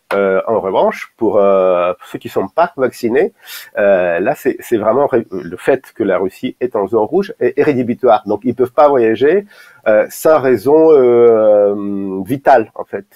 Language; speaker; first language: French; non-native, fluent; Russian